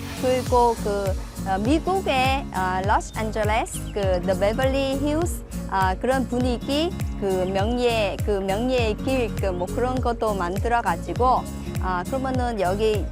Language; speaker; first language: Korean; non-native, fluent; Vietnamese